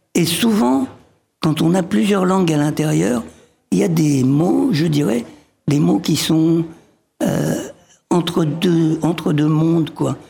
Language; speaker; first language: French; early bilingual, other home language; Arabic